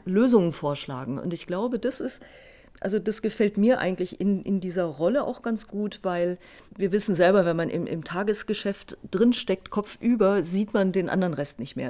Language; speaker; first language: German; native; German